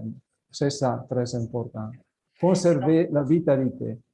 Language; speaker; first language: French; non-native, fluent; Italian